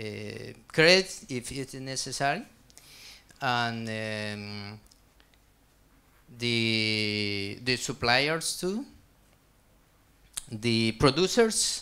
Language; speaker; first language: English; non-native, learner; Spanish